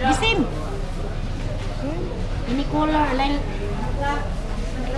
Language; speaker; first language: English; non-native, local second language; Cebuano